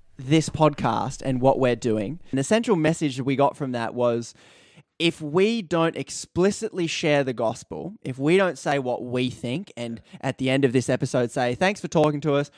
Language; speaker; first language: English; native; English